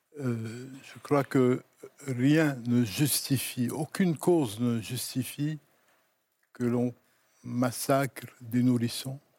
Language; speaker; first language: French; non-native, local second language; Arabic